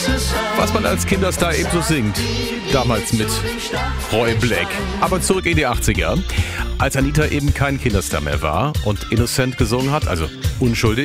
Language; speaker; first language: German; native; German